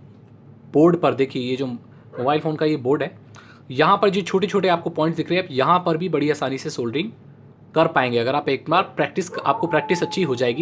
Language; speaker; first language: Hindi; native; Hindi